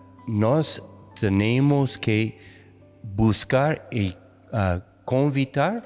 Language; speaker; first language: Portuguese; non-native, fluent; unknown